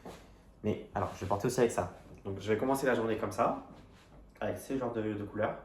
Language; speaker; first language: French; native; French